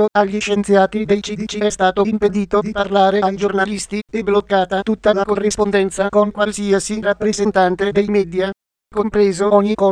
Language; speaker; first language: Italian; native; Italian